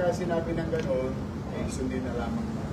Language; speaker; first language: Filipino; native; Filipino